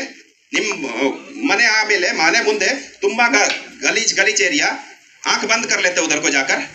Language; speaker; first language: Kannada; non-native, learner; Hindi